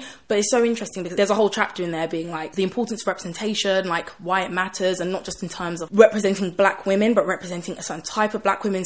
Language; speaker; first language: English; native; English